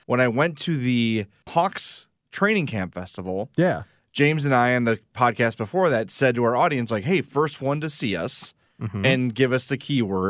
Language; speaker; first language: English; native; English